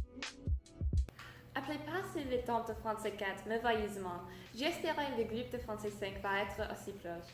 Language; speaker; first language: French; non-native, learner; English